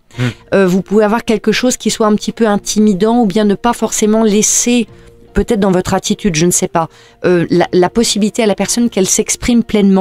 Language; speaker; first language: French; native; French